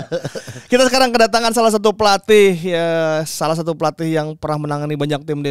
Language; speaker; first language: Indonesian; native; Indonesian